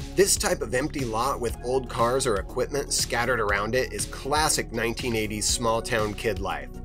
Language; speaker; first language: English; native; English